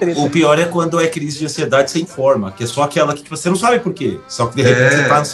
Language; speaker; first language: Portuguese; native; Portuguese